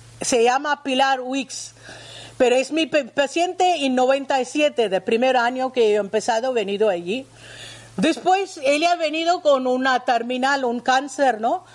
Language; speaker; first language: Spanish; non-native, learner; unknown